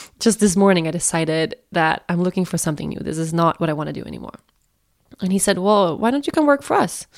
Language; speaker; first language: English; non-native, fluent; Swedish